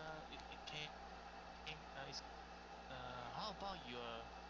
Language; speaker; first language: English; non-native, learner; Chinese